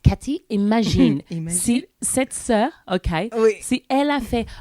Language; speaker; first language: French; non-native, learner; English